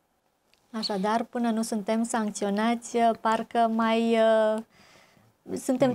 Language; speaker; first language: Romanian; native; Romanian